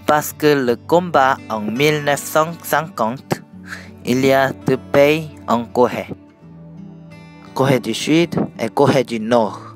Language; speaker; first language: French; non-native, learner; Korean